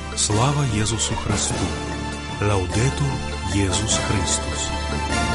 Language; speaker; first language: Belarusian; native; Belarusian